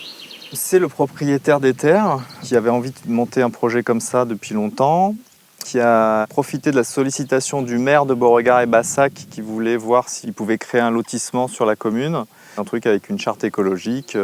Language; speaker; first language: French; native; French